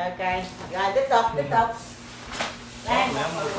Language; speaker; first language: Vietnamese; native; Vietnamese